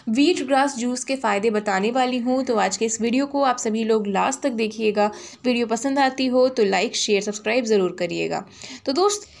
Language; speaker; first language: Hindi; native; Hindi